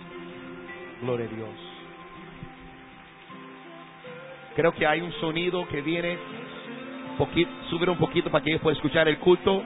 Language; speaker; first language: Spanish; non-native, fluent; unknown